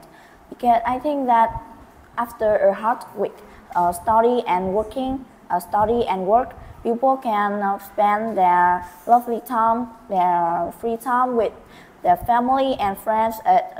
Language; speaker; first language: English; non-native, learner; Vietnamese